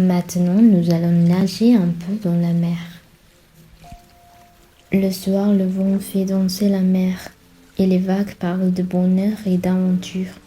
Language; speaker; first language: French; non-native, fluent; Sinhala